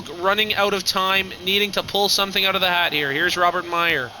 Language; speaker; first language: English; native; English